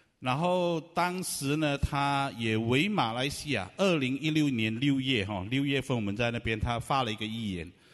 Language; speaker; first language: Chinese; native; Chinese